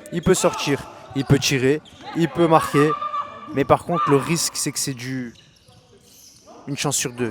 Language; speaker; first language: French; native; French